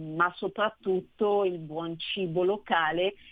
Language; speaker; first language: Italian; native; Italian